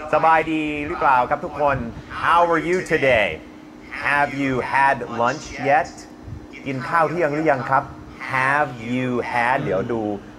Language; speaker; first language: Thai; non-native, fluent; English